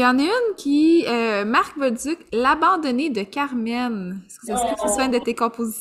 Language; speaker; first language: French; native; French